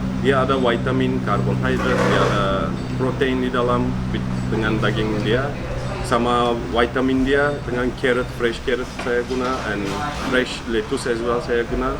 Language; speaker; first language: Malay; non-native, fluent; Turkish